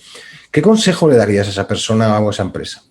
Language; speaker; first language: Spanish; native; Spanish